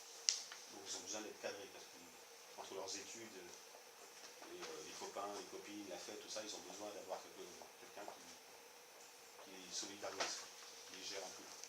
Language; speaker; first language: French; native; French